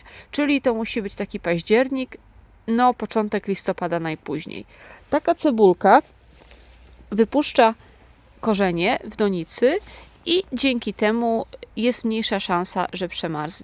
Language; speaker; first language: Polish; native; Polish